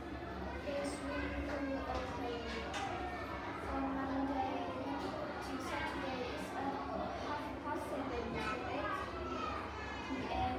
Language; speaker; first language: English; non-native, learner; Vietnamese